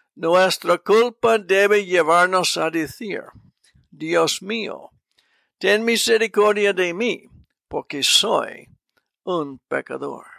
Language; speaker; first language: Spanish; non-native, fluent; English